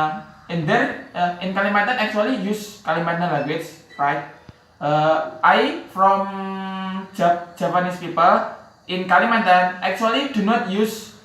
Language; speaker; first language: English; non-native, learner; Javanese